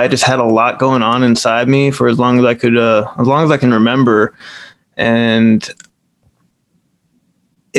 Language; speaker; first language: English; native; English